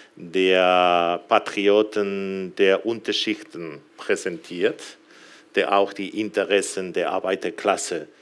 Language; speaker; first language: German; non-native, fluent; Galician